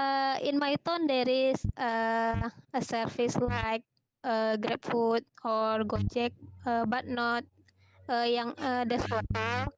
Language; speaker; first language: English; non-native, learner; Indonesian